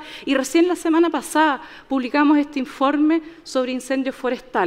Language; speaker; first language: Spanish; native; Spanish